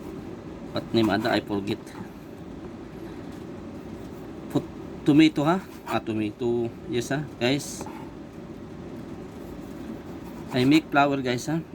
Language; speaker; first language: English; non-native, learner; Filipino